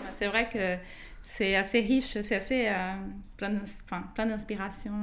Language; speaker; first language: French; non-native, fluent; Portuguese